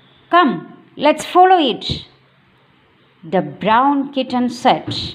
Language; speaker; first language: English; non-native, local second language; Malayalam